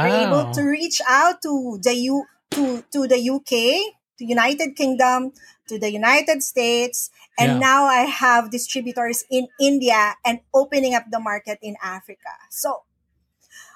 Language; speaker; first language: English; non-native, local second language; Filipino